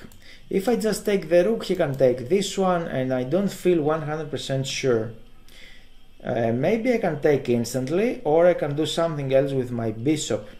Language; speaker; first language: English; non-native, fluent; Greek